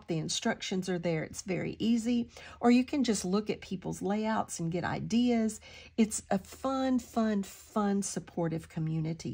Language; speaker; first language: English; native; English